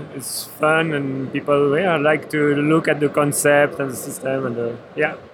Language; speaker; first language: English; non-native, fluent; French